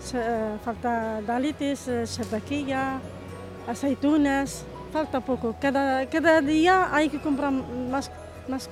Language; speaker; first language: Spanish; non-native, learner; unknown